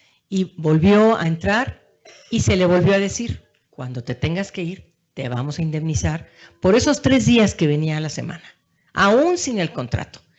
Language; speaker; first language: Spanish; native; Spanish